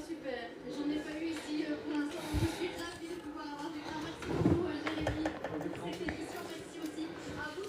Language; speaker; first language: French; native; French